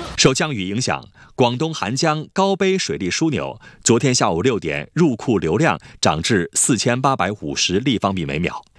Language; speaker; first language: Chinese; native; Chinese